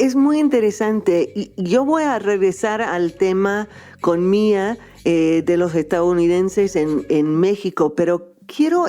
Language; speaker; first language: Spanish; non-native, fluent; English